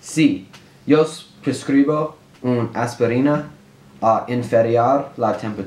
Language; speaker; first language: Spanish; non-native, learner; English